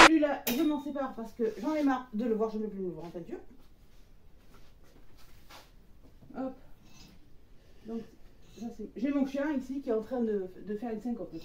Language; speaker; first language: French; native; French